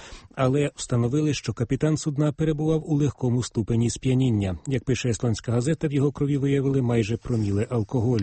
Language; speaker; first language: Ukrainian; native; Ukrainian